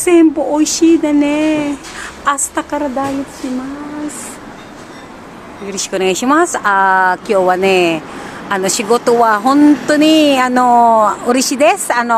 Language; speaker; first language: Japanese; non-native, learner; Filipino